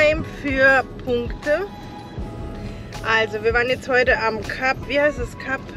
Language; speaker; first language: German; native; German